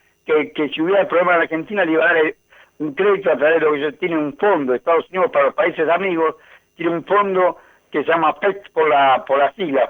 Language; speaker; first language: Spanish; native; Spanish